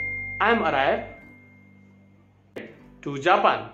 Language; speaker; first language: English; non-native, learner; Hindi